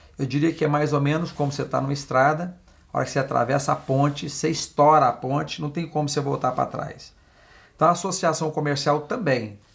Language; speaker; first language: Portuguese; native; Portuguese